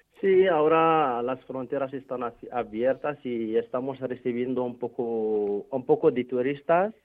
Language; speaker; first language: Spanish; non-native, fluent; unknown